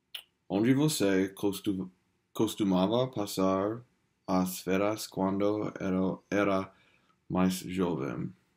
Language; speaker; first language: Portuguese; non-native, learner; English